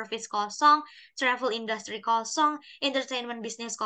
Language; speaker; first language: English; non-native, fluent; Indonesian